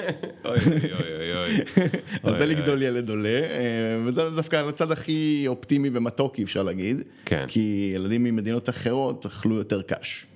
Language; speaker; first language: Hebrew; early bilingual, other home language; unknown